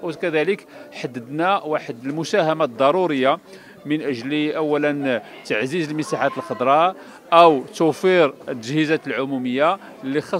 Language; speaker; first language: Arabic; native; Arabic